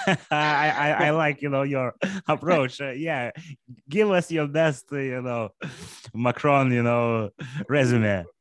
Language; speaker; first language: English; non-native, fluent; Lithuanian